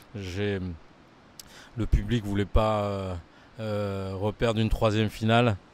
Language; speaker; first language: French; native; French